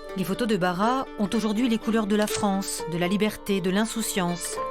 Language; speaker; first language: French; native; French